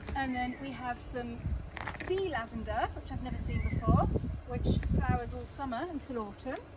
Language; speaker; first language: English; native; English